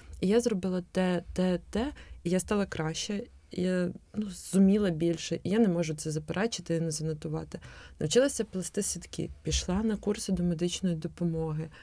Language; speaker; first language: Ukrainian; non-native, local second language; Russian